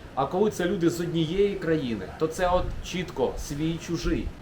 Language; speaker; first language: Ukrainian; non-native, local second language; Russian